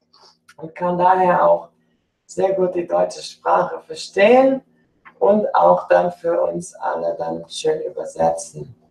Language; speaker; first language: German; early bilingual, other home language; English